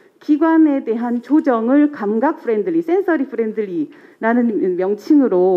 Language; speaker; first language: Korean; native; Korean